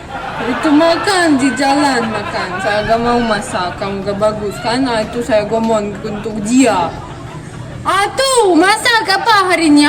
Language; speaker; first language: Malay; non-native, learner; Russian